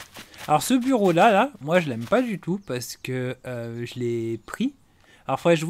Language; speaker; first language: French; native; French